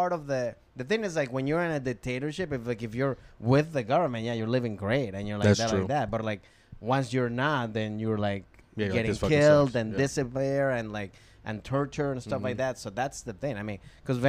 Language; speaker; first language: English; non-native, fluent; Spanish